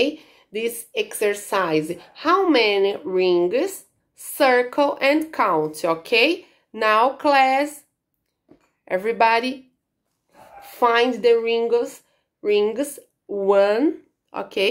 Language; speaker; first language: English; non-native, learner; Portuguese